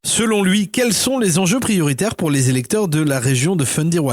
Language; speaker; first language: French; native; French